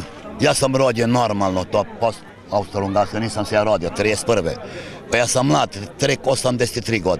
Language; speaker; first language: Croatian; early bilingual, heritage; Serbian